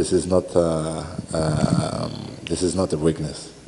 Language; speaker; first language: English; non-native, learner; French